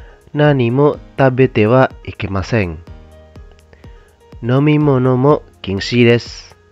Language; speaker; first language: Japanese; non-native, fluent; Indonesian